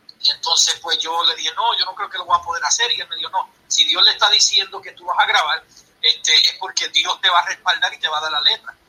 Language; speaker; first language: Spanish; early bilingual, heritage; Spanish